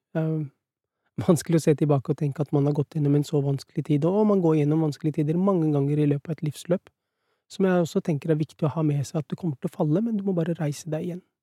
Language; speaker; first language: Norwegian; early bilingual, other home language; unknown